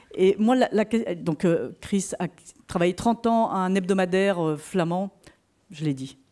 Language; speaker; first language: French; native; French